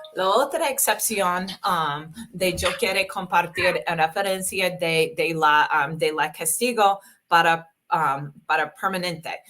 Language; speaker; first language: Spanish; non-native, learner; English